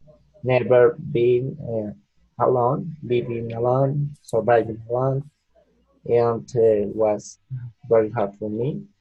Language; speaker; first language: English; non-native, learner; Spanish